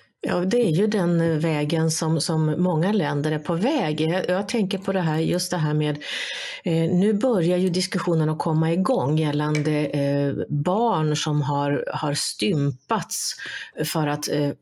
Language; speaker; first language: Swedish; native; Swedish